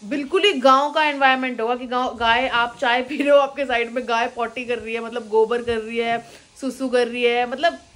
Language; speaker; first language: Hindi; native; Hindi